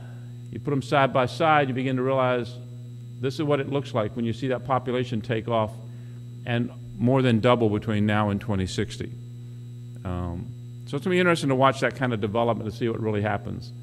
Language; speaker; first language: English; native; English